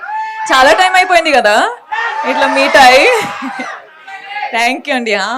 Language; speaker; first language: Telugu; non-native, fluent; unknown